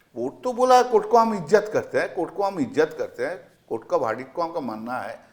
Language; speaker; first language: Hindi; non-native, local second language; Bangla